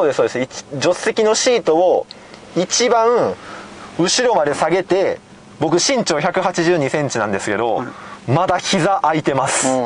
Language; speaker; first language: Japanese; native; Japanese